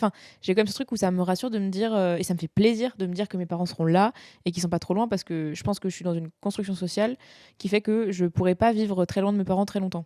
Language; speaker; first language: French; native; French